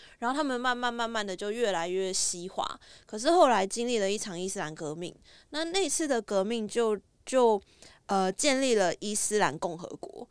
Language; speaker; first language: Chinese; native; Chinese